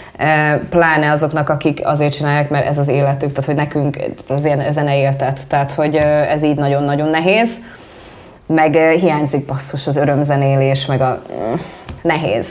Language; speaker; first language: Hungarian; early bilingual, heritage; Hungarian